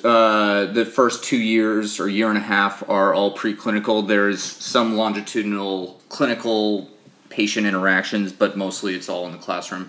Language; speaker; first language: English; native; English